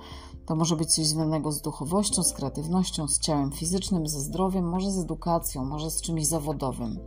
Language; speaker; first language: Polish; native; Polish